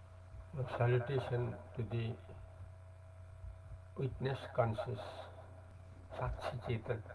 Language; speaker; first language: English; non-native, learner; Nepali